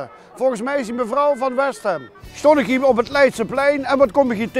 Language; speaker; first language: Dutch; native; Dutch